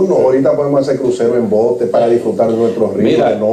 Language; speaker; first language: Spanish; native; Spanish